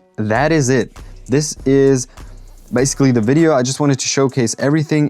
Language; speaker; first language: English; non-native, fluent; German